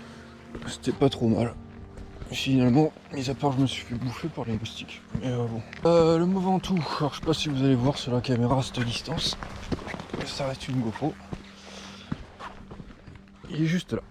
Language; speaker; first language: French; native; French